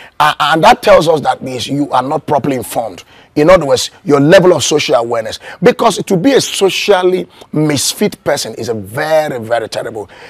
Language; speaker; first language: English; non-native, local second language; Igbo